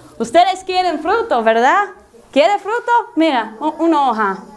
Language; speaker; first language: Spanish; non-native, learner; English